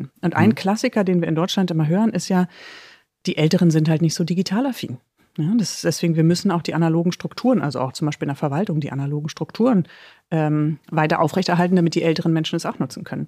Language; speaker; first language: German; native; German